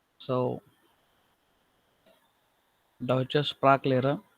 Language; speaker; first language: German; non-native, learner; Marathi